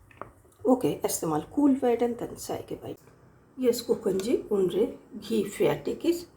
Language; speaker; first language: German; non-native, learner; Hindi